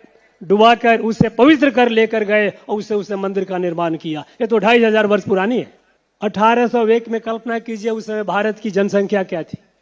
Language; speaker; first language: Hindi; native; Hindi